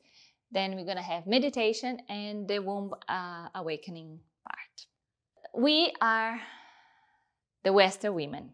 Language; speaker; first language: English; non-native, fluent; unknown